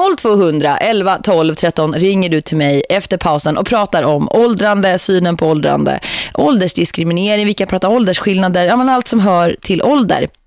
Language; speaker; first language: Swedish; native; Swedish